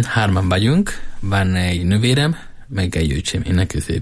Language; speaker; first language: Hungarian; non-native, learner; Spanish